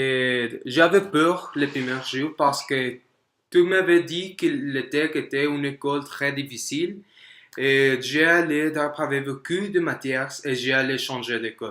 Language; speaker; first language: French; non-native, learner; Spanish